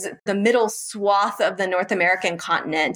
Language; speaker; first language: English; native; English